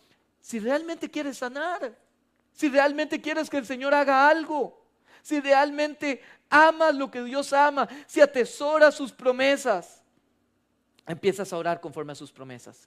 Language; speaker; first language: Spanish; native; Spanish